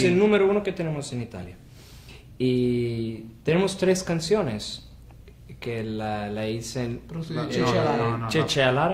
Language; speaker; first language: Spanish; non-native, fluent; Italian